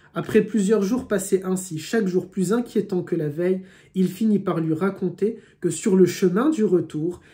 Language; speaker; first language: French; native; French